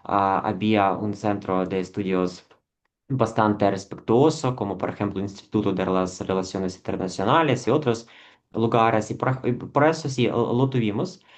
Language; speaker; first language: Spanish; non-native, fluent; Ukrainian